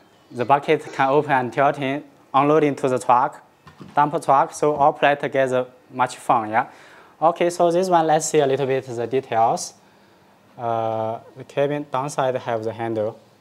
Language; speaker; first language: English; non-native, fluent; Chinese